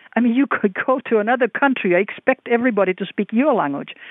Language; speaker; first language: English; non-native, fluent; Finnish